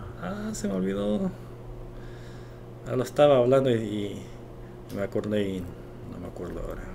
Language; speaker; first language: Spanish; non-native, fluent; Korean